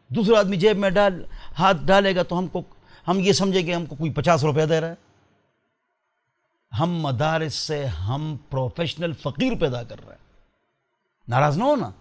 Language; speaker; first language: Urdu; non-native, local second language; Pashto